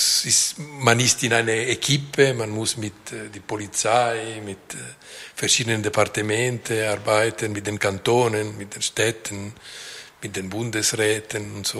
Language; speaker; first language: German; non-native, fluent; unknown